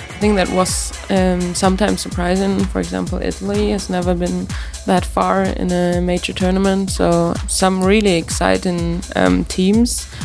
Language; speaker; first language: English; non-native, fluent; German